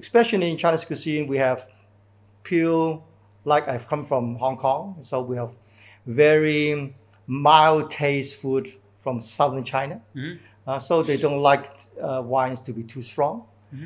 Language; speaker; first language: English; non-native, local second language; Cantonese